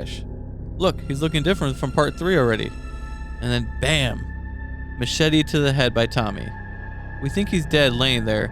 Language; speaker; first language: English; native; English